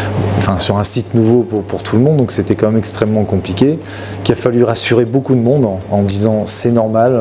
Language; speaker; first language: French; native; French